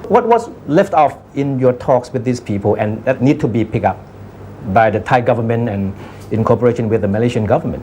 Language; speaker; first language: English; non-native, fluent; Thai